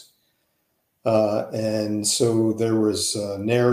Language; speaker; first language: English; native; English